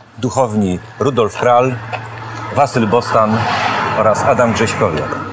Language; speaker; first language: Polish; native; Polish